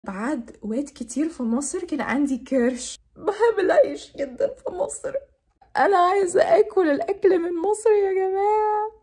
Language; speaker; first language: Arabic; non-native, learner; English